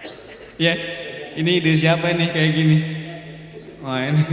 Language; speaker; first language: Indonesian; native; Indonesian